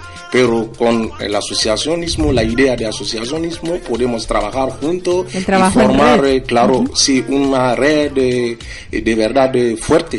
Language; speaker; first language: Spanish; non-native, fluent; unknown